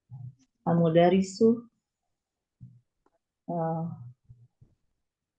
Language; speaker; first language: Arabic; non-native, learner; Indonesian